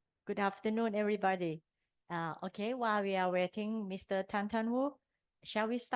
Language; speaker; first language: English; non-native, learner; Thai